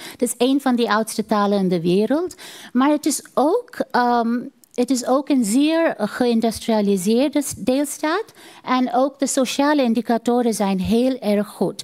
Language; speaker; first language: Dutch; non-native, fluent; Tamil